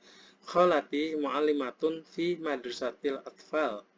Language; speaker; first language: Arabic; non-native, fluent; Indonesian